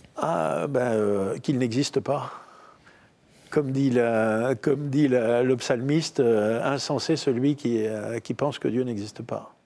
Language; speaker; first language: French; native; French